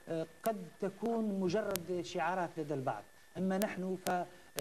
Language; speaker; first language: Arabic; native; Arabic